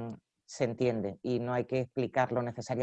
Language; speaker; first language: Spanish; native; Spanish